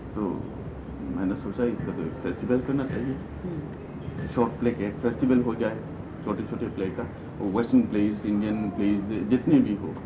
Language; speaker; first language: Hindi; non-native, local second language; Manipuri